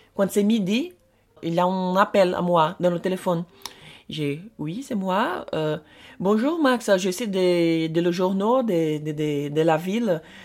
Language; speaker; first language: French; non-native, learner; Portuguese